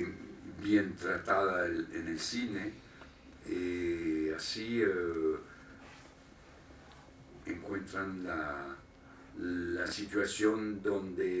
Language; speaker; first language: Spanish; non-native, fluent; French